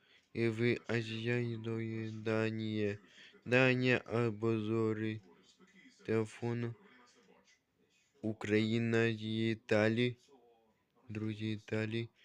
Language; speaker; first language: Russian; non-native, learner; Ukrainian